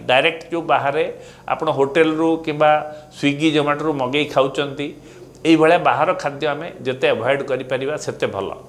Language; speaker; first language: Odia; non-native, local second language; Hindi